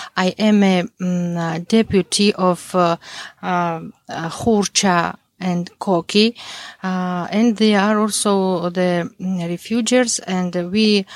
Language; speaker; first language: English; non-native, learner; Mingrelian